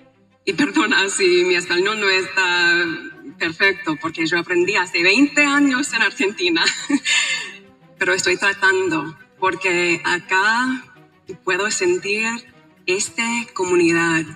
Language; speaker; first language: Spanish; non-native, learner; English